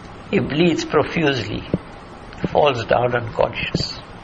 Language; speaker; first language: English; early bilingual, other home language; Urdu